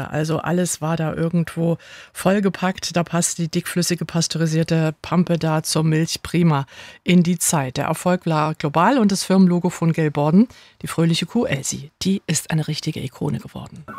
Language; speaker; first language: German; native; German